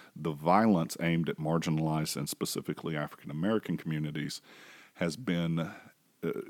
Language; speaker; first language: English; native; English